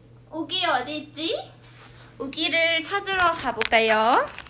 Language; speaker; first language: Korean; non-native, fluent; Thai